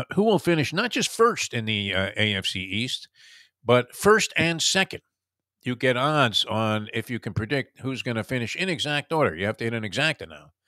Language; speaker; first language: English; native; English